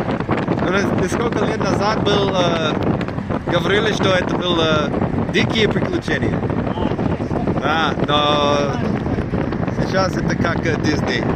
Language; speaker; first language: Russian; non-native, learner; English